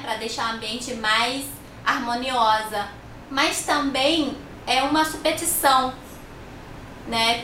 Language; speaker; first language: Portuguese; non-native, fluent; Chinese